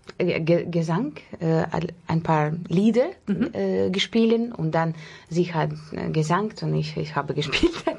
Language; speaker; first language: German; non-native, learner; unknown